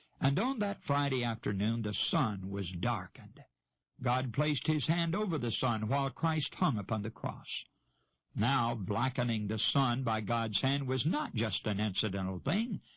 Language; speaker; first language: English; native; English